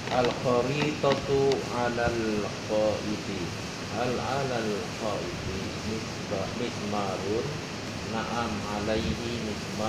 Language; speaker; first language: Arabic; non-native, learner; Indonesian